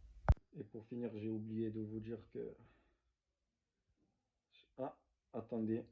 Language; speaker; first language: French; native; French